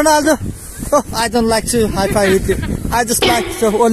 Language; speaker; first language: English; non-native, learner; Nepali